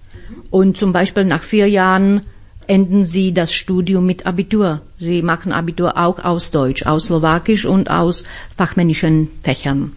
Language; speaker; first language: German; non-native, fluent; Slovak